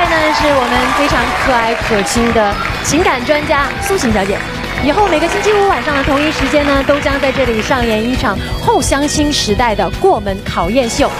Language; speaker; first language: Chinese; native; Chinese